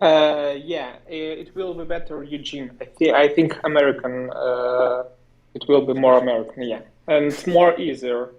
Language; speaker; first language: English; non-native, learner; Russian